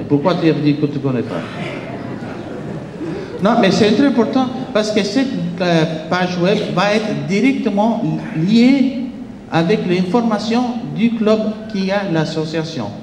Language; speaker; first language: French; non-native, fluent; Spanish